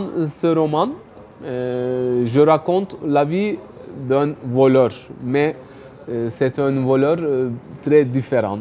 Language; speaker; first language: French; non-native, fluent; Turkish